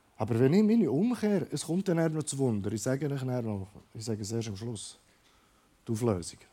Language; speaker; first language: German; early bilingual, other home language; Croatian